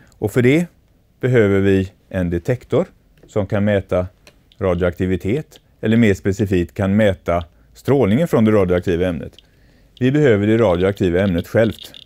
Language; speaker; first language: Swedish; native; Swedish